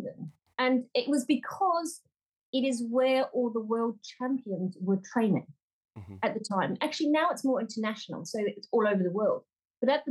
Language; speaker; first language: English; native; English